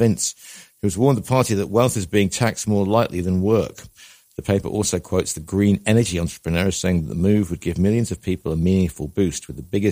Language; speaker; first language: English; native; English